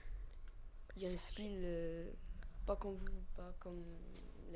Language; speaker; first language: French; non-native, learner; Arabic